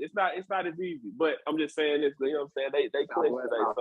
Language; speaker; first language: English; native; English